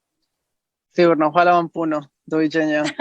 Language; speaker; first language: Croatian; early bilingual, heritage; Spanish